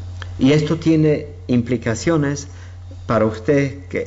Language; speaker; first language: Spanish; non-native, fluent; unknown